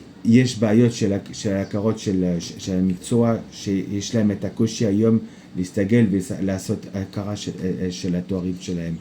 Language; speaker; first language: Hebrew; non-native, fluent; French